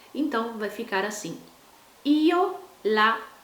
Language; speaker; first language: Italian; non-native, fluent; Portuguese